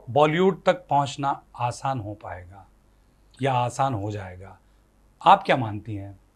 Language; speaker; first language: Hindi; native; Hindi